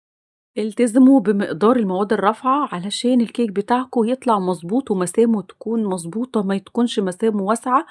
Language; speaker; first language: Arabic; native; Arabic